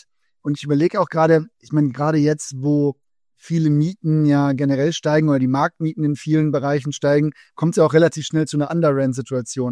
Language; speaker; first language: German; native; German